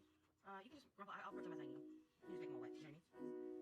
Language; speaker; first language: English; native; English